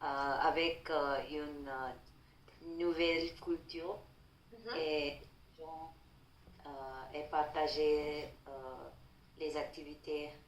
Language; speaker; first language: French; non-native, learner; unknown